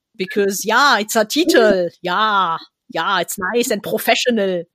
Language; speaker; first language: English; non-native, fluent; German